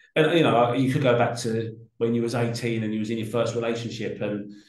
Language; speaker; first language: English; native; English